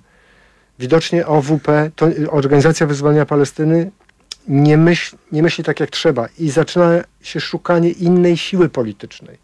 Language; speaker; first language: Polish; native; Polish